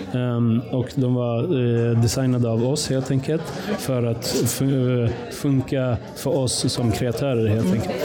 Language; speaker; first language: Swedish; early bilingual, other home language; Persian